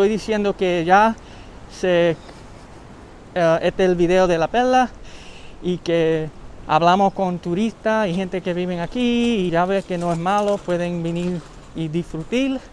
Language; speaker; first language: Spanish; early bilingual, heritage; English